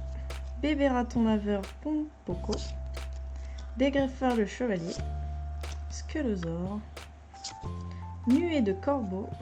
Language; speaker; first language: French; native; French